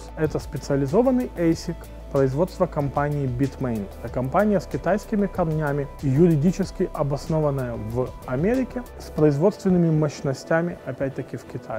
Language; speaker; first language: Russian; native; Russian